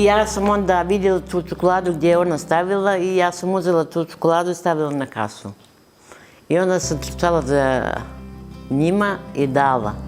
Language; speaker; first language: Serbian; early bilingual, other home language; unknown